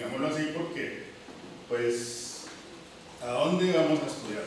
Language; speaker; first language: Spanish; native; Spanish